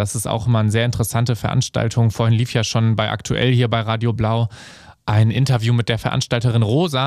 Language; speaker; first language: German; native; German